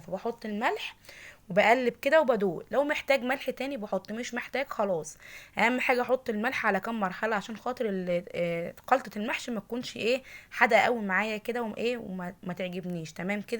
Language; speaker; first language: Arabic; native; Arabic